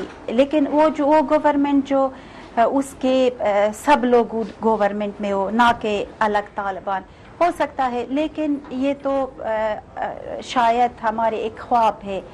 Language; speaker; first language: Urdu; non-native, learner; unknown